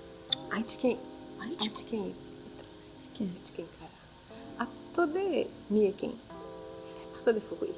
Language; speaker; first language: Japanese; non-native, learner; Portuguese